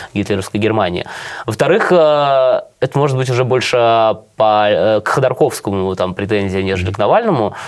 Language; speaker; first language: Russian; native; Russian